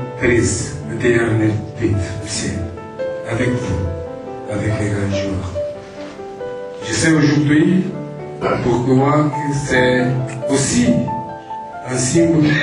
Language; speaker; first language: French; non-native, fluent; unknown